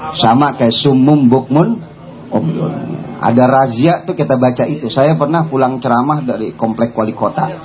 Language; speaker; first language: Indonesian; native; Indonesian